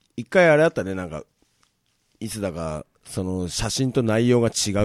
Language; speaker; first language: Japanese; native; Japanese